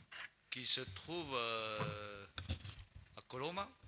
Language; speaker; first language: French; non-native, learner; Chinese